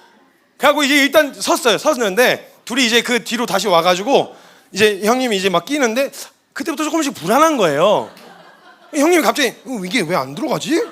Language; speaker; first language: Korean; native; Korean